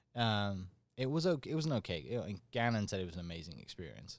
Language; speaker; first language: English; native; English